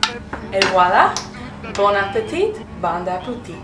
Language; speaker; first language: French; non-native, learner; English